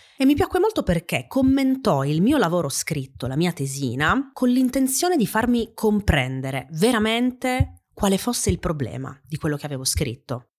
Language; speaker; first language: Italian; native; Italian